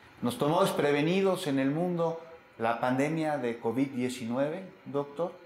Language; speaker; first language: Spanish; native; Spanish